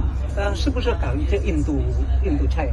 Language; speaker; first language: Chinese; non-native, learner; Indonesian